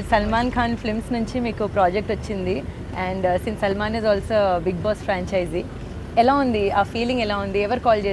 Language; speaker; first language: Telugu; native; Telugu